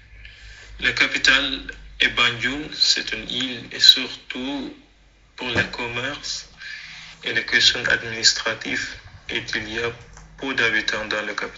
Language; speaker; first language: French; non-native, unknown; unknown